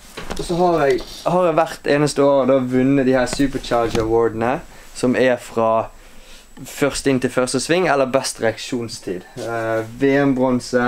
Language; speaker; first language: Norwegian; native; Norwegian